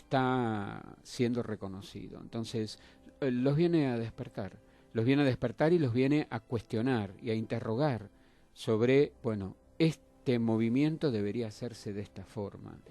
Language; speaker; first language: Spanish; native; Spanish